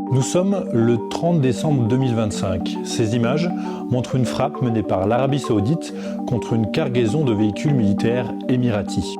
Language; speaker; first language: French; native; French